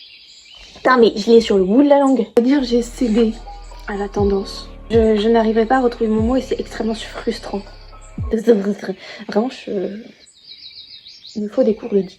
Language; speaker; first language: French; native; French